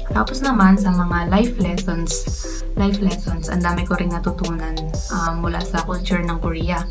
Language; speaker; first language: Filipino; native; Filipino